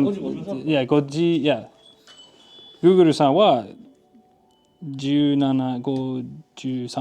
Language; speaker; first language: Japanese; non-native, learner; English